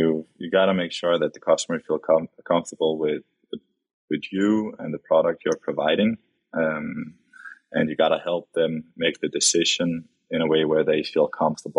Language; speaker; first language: English; non-native, fluent; Danish